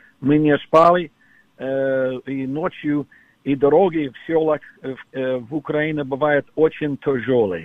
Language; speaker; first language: Russian; non-native, fluent; English